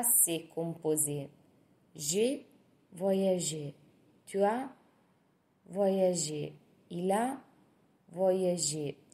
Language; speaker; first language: French; non-native, fluent; Italian